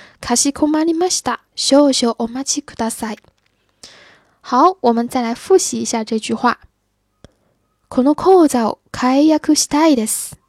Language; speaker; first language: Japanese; non-native, fluent; Chinese